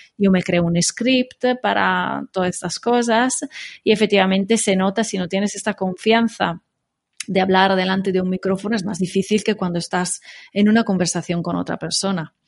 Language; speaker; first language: Spanish; non-native, fluent; Italian